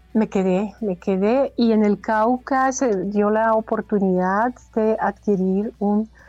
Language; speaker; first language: Spanish; non-native, fluent; German